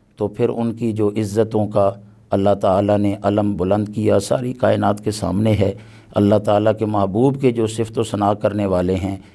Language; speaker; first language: Urdu; non-native, local second language; Punjabi